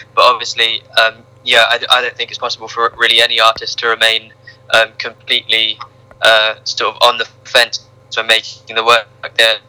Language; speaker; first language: English; native; English